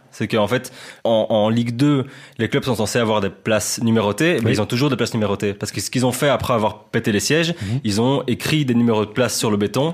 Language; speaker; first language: French; native; French